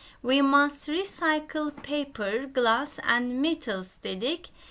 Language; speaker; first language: English; non-native, fluent; Turkish